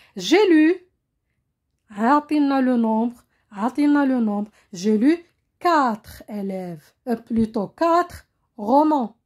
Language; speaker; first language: French; non-native, local second language; Arabic